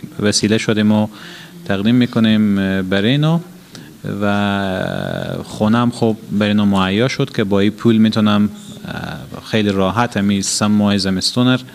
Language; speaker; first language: Persian; native; Persian